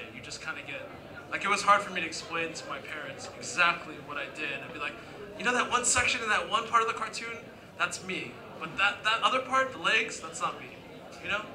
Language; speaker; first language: English; native; English